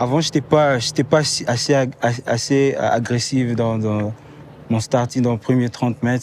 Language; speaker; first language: French; early bilingual, heritage; Lingala